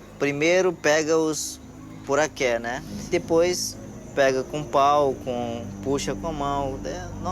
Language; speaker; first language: Portuguese; non-native, local second language; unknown